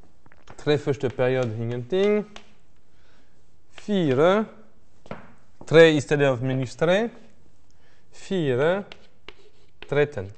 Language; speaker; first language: Norwegian; non-native, fluent; French